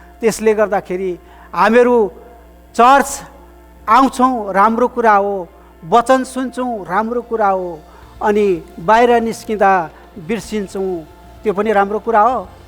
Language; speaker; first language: Nepali; native; Nepali